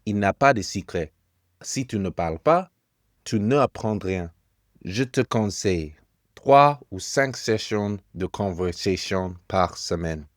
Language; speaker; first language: French; non-native, fluent; English